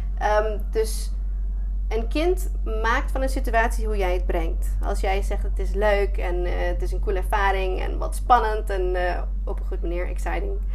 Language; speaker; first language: Dutch; non-native, fluent; English